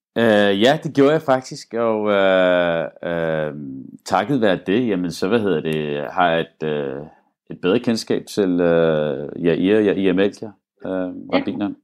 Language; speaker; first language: Danish; early bilingual, other home language; Arabic